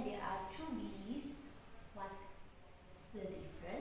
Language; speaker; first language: English; non-native, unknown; Indonesian